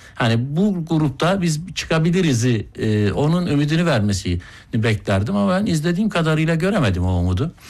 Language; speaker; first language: Turkish; native; Turkish